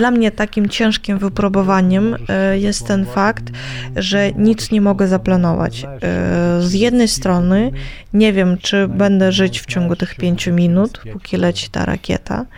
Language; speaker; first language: Polish; non-native, fluent; Ukrainian